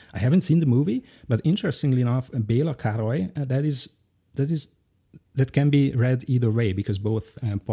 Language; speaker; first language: English; non-native, fluent; Hungarian